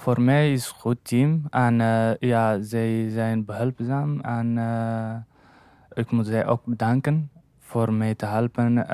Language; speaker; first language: Dutch; non-native, learner; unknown